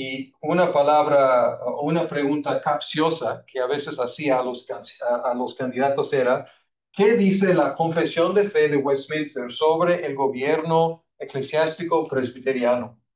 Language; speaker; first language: Spanish; non-native, fluent; English